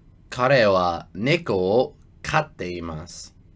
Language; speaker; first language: Japanese; non-native, learner; English